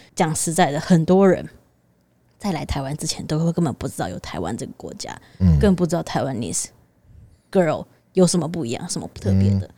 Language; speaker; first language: Chinese; native; Chinese